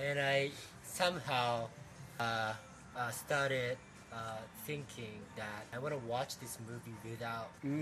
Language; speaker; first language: English; non-native, fluent; Japanese